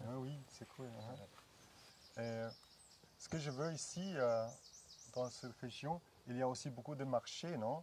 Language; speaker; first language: French; non-native, fluent; German